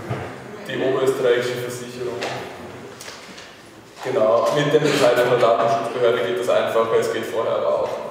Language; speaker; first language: German; native; German